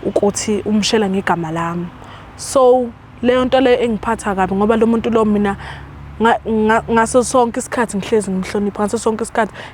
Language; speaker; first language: Zulu; native; Zulu